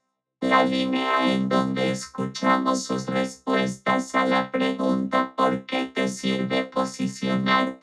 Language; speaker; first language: Spanish; native; Spanish